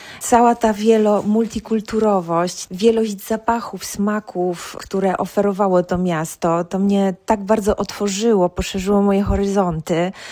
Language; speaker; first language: Polish; native; Polish